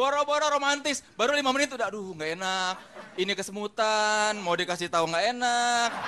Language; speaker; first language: Indonesian; native; Indonesian